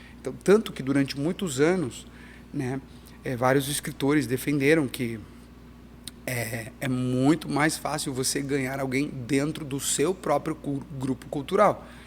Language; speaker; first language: Portuguese; early bilingual, heritage; Portuguese